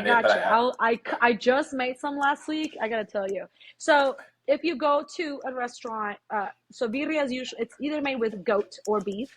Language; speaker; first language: English; early bilingual, other home language; Spanish